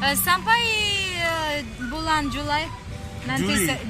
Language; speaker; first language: Indonesian; non-native, learner; Tajik